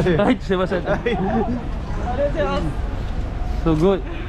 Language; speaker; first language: Japanese; non-native, learner; Filipino